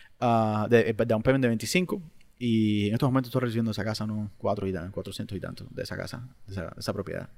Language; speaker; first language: Spanish; native; Spanish